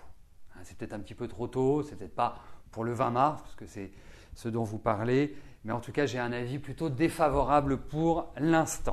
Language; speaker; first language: French; native; French